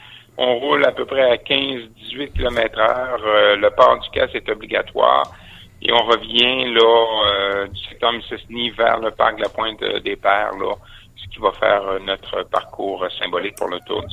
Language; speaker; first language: French; native; French